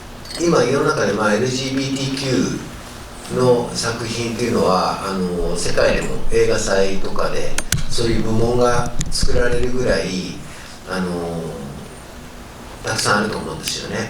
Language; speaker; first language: Japanese; native; Japanese